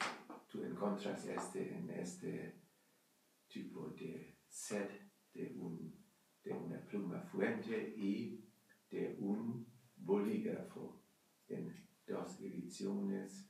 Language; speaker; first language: Spanish; non-native, learner; German